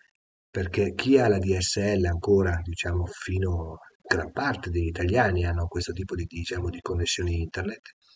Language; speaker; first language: Italian; native; Italian